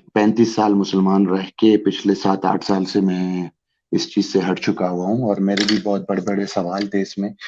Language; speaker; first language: Urdu; non-native, local second language; Pashto